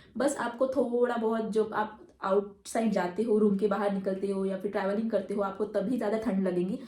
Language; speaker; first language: Hindi; non-native, local second language; Marathi